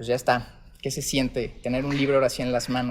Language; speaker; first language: Spanish; native; Spanish